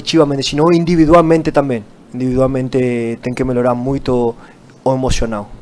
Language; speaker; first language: Portuguese; non-native, fluent; Spanish